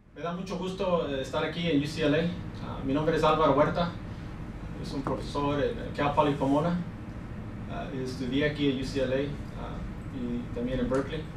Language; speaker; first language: Spanish; early bilingual, heritage; Spanish